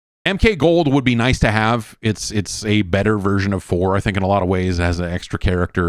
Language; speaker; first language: English; native; English